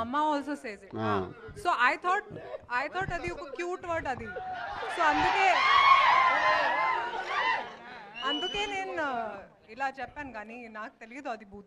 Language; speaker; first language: Telugu; non-native, fluent; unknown